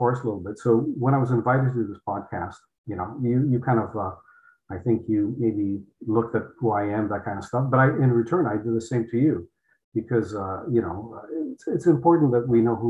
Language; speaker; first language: English; non-native, fluent; Polish